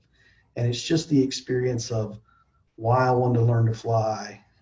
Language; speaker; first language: English; native; English